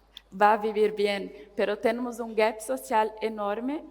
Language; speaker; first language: Spanish; non-native, learner; Portuguese